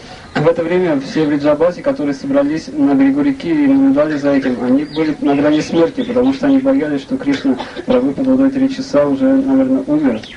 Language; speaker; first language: Russian; native; Russian